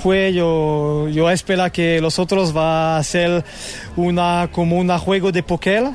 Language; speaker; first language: Spanish; non-native, learner; French